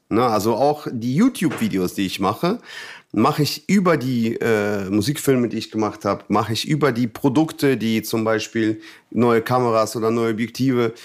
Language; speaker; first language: German; non-native, fluent; Russian